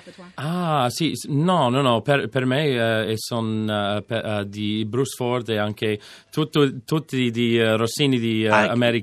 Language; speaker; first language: Italian; non-native, learner; English